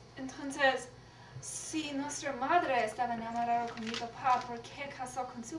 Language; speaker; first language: Spanish; non-native, learner; English